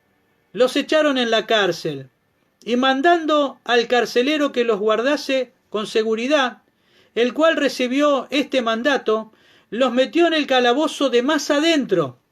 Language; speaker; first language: Spanish; native; Spanish